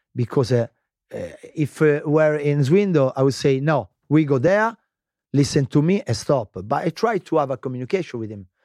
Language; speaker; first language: English; non-native, learner; Italian